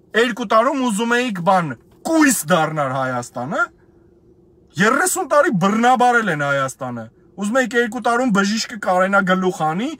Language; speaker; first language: Armenian; native; Armenian